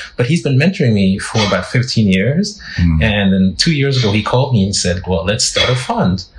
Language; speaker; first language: English; non-native, fluent; French